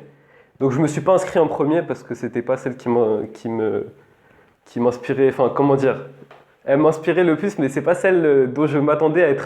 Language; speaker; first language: French; native; French